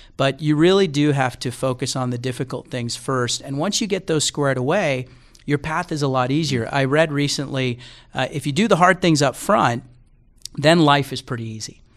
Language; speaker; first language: English; native; English